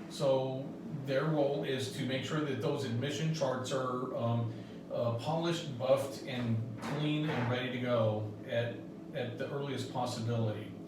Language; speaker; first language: English; native; English